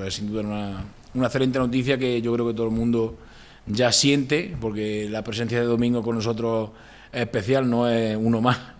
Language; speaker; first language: Spanish; native; Spanish